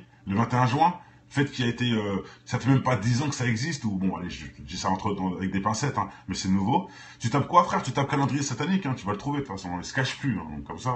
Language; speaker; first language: French; native; French